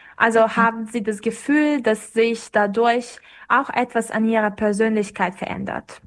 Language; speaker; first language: German; non-native, fluent; Serbian